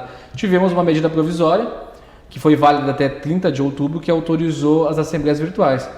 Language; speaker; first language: Portuguese; native; Portuguese